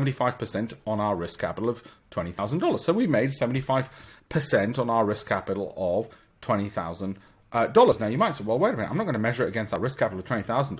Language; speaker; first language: English; native; English